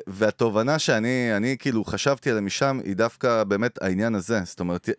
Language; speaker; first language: Hebrew; native; Hebrew